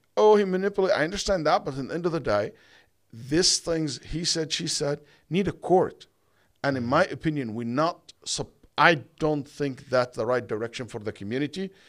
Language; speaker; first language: English; non-native, fluent; Arabic